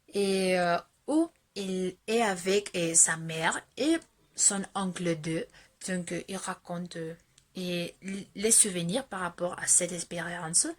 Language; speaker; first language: French; non-native, fluent; Spanish